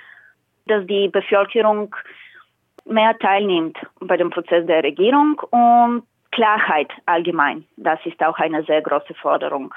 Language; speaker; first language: German; non-native, fluent; Bulgarian